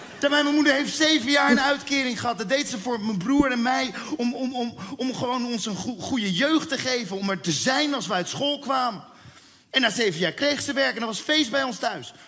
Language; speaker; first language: Dutch; early bilingual, other home language; Spanish